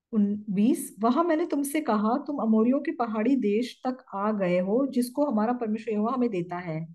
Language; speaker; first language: Hindi; non-native, fluent; Korean